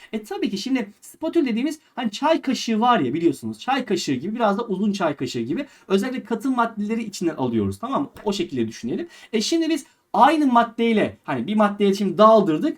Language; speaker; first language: Turkish; native; Turkish